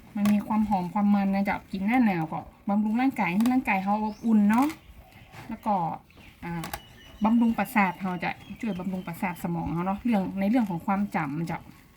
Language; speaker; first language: Thai; native; Thai